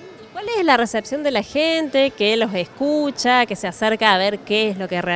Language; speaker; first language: Spanish; native; Spanish